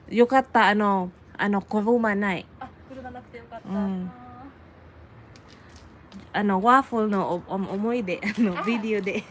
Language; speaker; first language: Japanese; non-native, learner; Waray